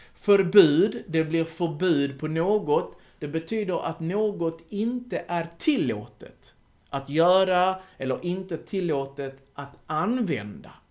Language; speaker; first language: Swedish; native; Swedish